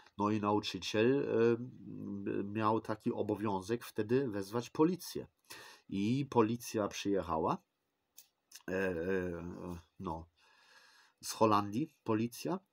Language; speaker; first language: Polish; early bilingual, heritage; Polish